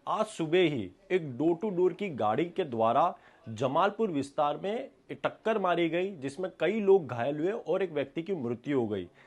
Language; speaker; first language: Hindi; non-native, local second language; Gujarati